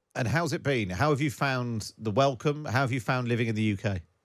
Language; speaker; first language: English; native; English